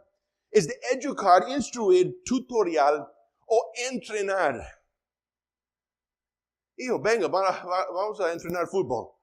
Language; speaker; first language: Spanish; non-native, fluent; English